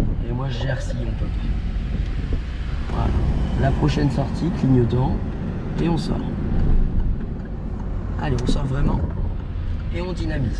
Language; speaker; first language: French; native; French